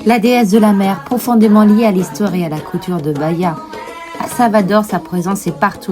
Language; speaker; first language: French; native; French